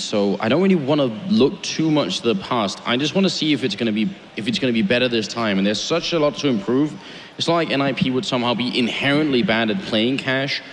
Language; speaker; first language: English; non-native, fluent; Swedish